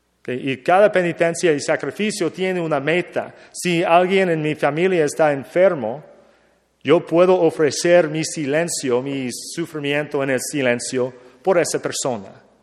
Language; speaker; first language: Spanish; non-native, learner; English